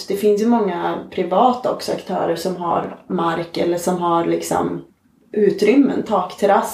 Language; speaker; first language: Swedish; native; Swedish